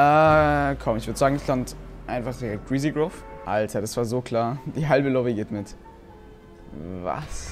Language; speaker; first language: German; native; German